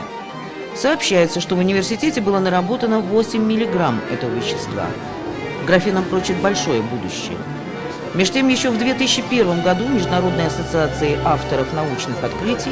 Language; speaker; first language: Russian; native; Russian